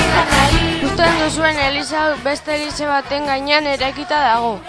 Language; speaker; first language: Basque; non-native, local second language; Spanish